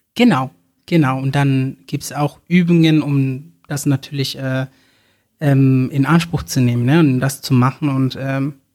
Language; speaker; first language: German; non-native, fluent; Spanish